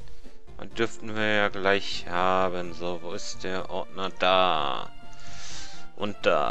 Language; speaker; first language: German; native; German